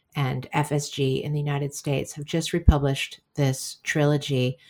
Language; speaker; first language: English; native; English